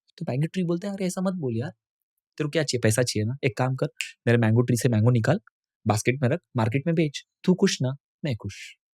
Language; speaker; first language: Hindi; non-native, local second language; Tamil